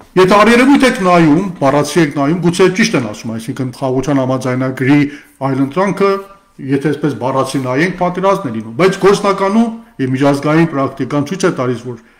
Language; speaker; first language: Armenian; early bilingual, heritage; Armenian